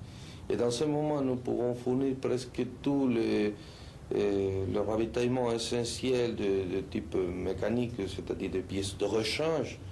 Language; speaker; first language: French; non-native, fluent; Spanish